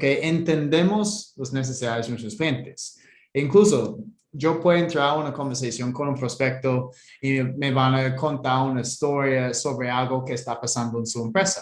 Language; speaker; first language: Spanish; non-native, fluent; English